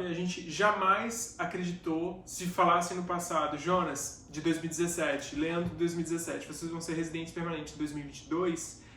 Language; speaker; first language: Portuguese; native; Portuguese